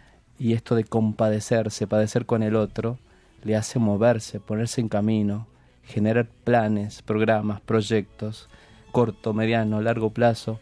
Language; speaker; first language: Spanish; native; Spanish